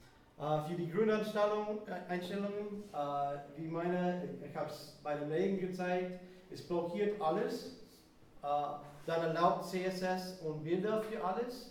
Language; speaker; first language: German; non-native, fluent; English